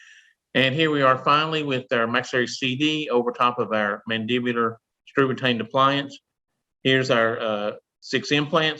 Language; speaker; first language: English; native; English